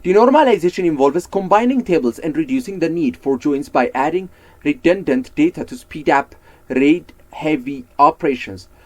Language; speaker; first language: English; non-native, local second language; Amharic